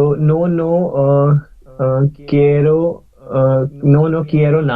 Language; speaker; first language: Spanish; non-native, learner; English